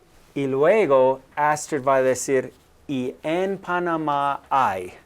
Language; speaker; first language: Spanish; non-native, fluent; English